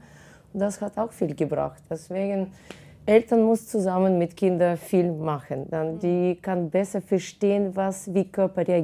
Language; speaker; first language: German; non-native, fluent; Russian